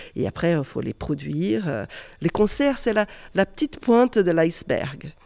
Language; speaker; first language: French; non-native, fluent; Portuguese